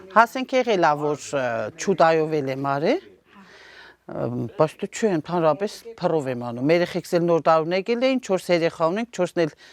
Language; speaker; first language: Armenian; native; Armenian